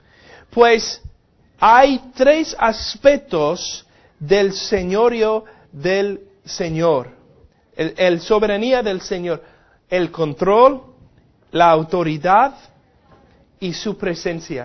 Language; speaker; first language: Spanish; non-native, fluent; English